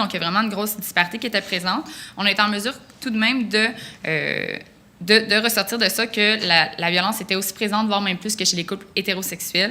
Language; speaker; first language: French; native; French